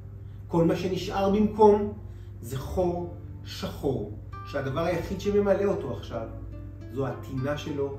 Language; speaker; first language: Hebrew; native; Hebrew